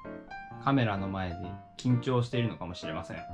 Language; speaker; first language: Japanese; native; Japanese